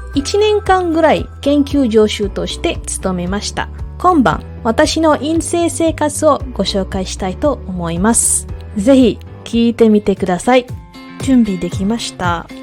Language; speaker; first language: Japanese; non-native, fluent; Malay